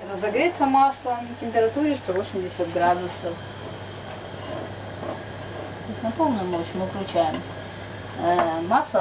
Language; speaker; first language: Russian; native; Russian